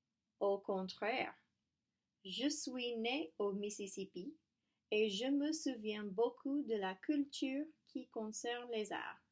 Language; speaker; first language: French; non-native, learner; English